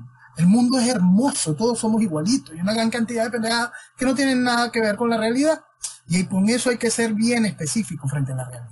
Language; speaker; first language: Spanish; native; Spanish